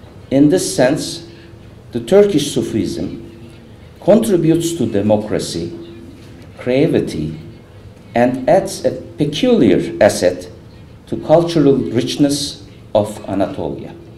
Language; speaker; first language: English; non-native, fluent; Turkish